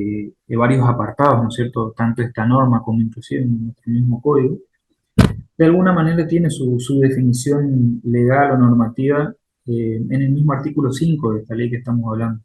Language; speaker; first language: Spanish; native; Spanish